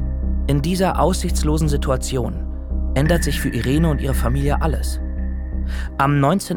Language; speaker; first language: German; native; German